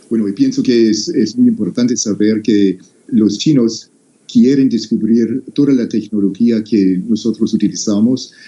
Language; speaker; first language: Spanish; non-native, fluent; English